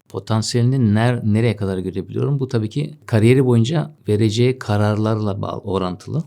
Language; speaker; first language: Turkish; early bilingual, heritage; Turkish